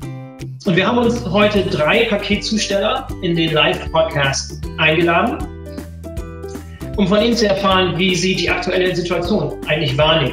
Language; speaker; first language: German; native; German